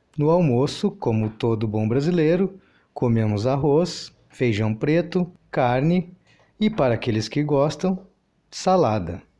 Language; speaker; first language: Portuguese; native; Portuguese